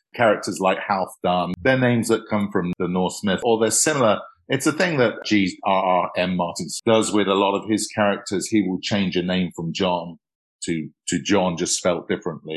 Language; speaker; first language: English; native; English